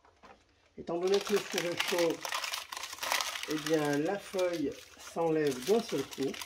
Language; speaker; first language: French; native; French